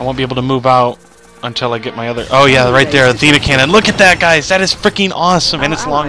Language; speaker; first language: English; native; English